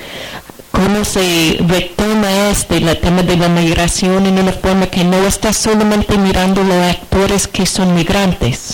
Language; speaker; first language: Spanish; non-native, fluent; English